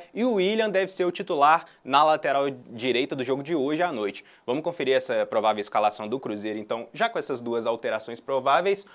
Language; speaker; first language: Portuguese; native; Portuguese